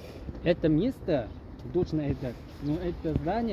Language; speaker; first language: Russian; non-native, learner; Chinese